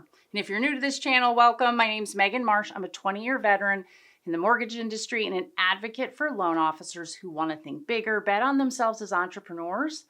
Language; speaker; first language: English; native; English